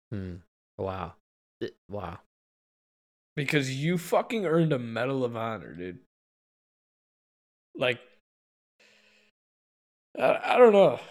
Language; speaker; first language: English; native; English